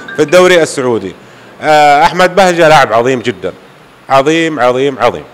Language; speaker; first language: Arabic; native; Arabic